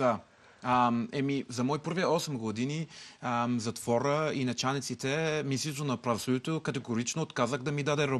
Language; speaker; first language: Bulgarian; non-native, learner; English